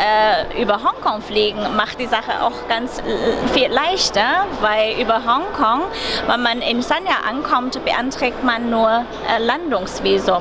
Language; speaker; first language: German; non-native, fluent; Chinese